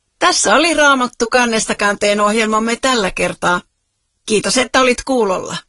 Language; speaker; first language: Finnish; native; Finnish